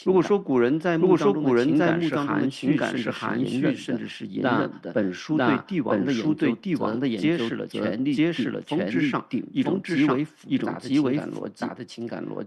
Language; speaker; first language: Chinese; native; Chinese